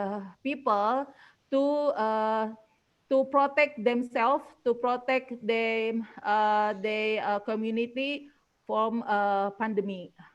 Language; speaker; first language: English; non-native, learner; Indonesian